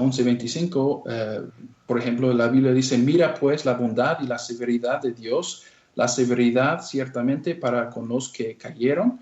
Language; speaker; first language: Spanish; non-native, fluent; English